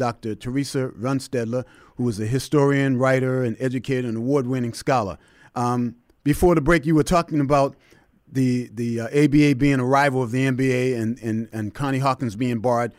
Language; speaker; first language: English; native; English